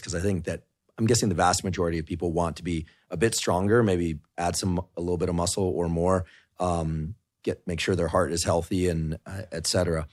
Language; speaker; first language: English; native; English